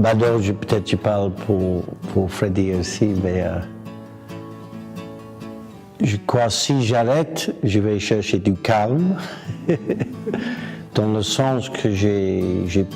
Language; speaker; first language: French; non-native, fluent; English